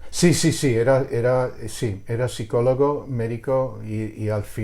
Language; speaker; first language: Spanish; non-native, fluent; English